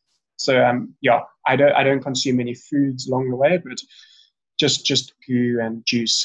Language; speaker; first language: English; native; English